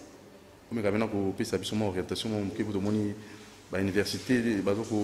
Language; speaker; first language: French; non-native, local second language; Lingala